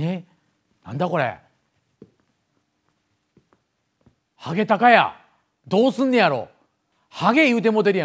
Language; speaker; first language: Japanese; native; Japanese